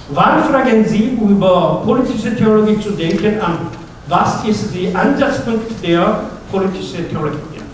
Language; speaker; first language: German; non-native, learner; Korean